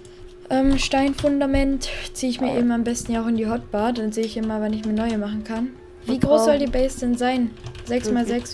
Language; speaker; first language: German; native; German